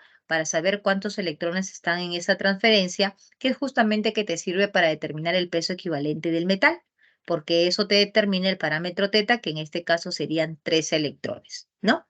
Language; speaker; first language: Spanish; native; Spanish